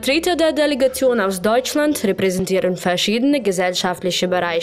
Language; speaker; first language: German; non-native, fluent; Ukrainian